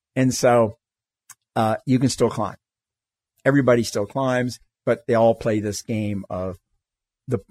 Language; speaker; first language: English; native; English